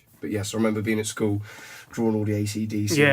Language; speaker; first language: English; native; English